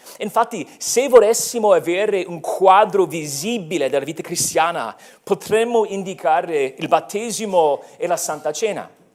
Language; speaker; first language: Italian; non-native, fluent; English